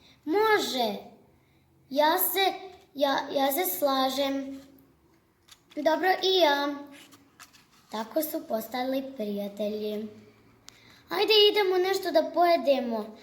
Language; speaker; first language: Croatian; early bilingual, heritage; Serbian